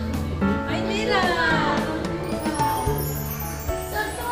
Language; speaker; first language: Spanish; early bilingual, other home language; Filipino